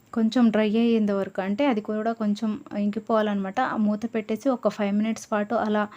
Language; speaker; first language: Telugu; non-native, local second language; Lambadi